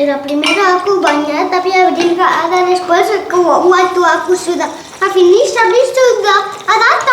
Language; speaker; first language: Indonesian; early bilingual, heritage; Spanish